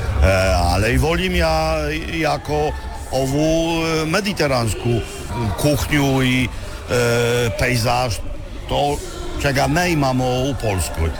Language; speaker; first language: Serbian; non-native, learner; Polish